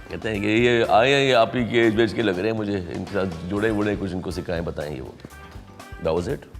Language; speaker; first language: Urdu; native; Urdu